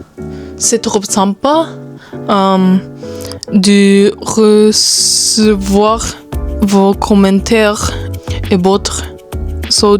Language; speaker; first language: French; non-native, learner; Japanese